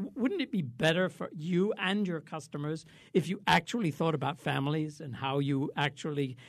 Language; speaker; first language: English; native; English